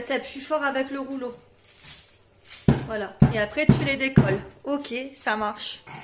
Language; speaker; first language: French; native; French